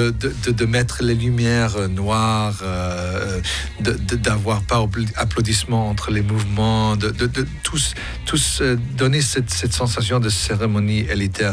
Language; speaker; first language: French; non-native, fluent; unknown